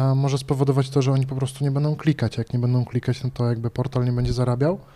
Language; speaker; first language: Polish; native; Polish